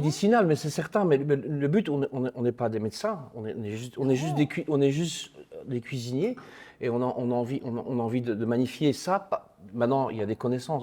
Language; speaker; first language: French; native; French